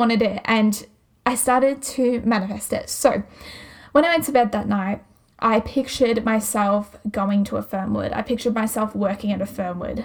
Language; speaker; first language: English; native; English